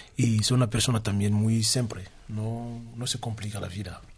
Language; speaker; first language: Spanish; non-native, learner; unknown